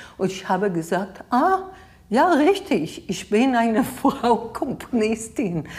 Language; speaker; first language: German; non-native, fluent; Hebrew